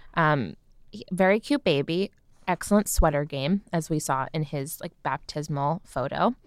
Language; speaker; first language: English; native; English